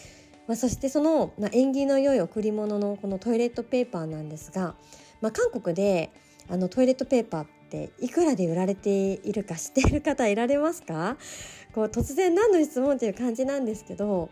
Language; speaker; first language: Japanese; native; Japanese